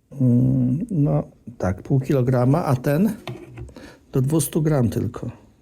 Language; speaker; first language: Polish; native; Polish